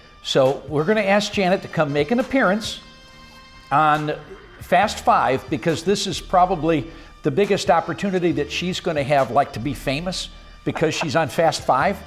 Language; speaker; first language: English; native; English